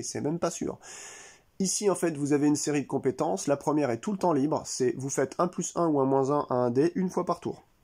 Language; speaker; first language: French; native; French